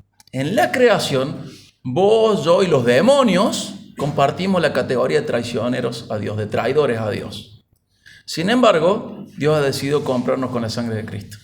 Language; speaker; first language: Spanish; native; Spanish